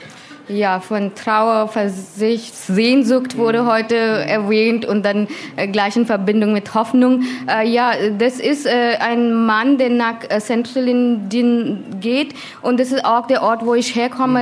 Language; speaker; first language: German; non-native, learner; Hindi